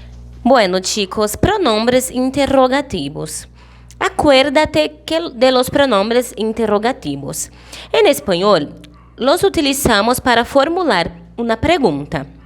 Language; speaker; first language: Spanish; non-native, fluent; Portuguese